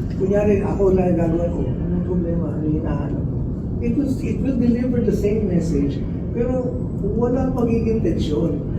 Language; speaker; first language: Filipino; native; Filipino